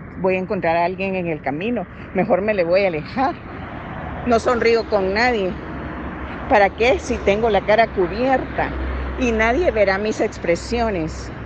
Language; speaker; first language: Spanish; native; Spanish